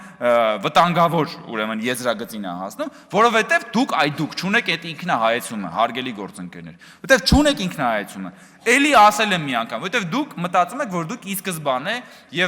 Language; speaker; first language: Armenian; native; Armenian